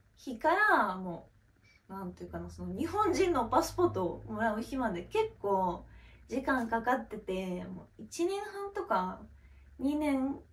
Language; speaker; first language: Japanese; non-native, fluent; Russian